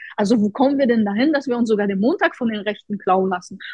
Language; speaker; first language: German; non-native, fluent; Polish